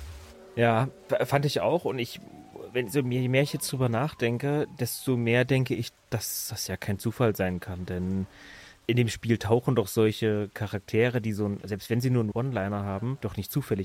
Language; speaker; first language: German; native; German